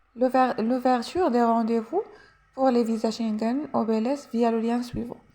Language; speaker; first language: French; non-native, local second language; Arabic